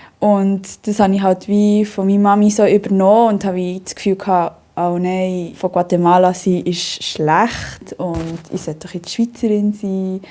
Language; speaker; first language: German; early bilingual, other home language; Spanish